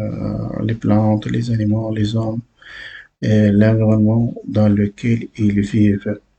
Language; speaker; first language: French; non-native, learner; Uzbek